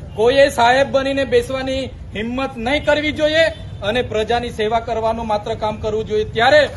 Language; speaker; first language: Gujarati; non-native, local second language; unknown